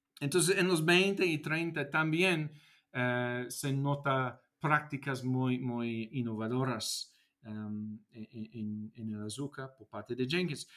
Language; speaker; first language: Spanish; non-native, fluent; English